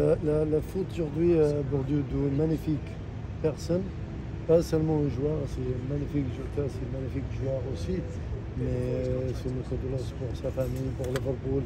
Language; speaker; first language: French; non-native, learner; Arabic